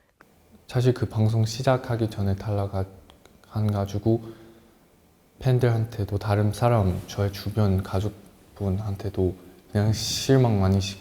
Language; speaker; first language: Korean; non-native, learner; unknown